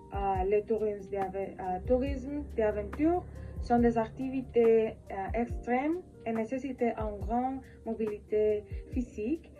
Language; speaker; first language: French; non-native, learner; Spanish